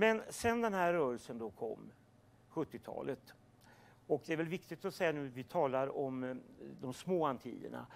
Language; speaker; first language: Swedish; native; Swedish